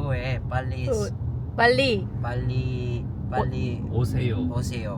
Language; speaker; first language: Korean; non-native, learner; Cebuano